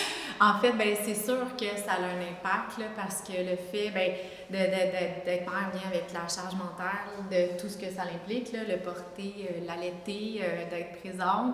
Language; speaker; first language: French; native; French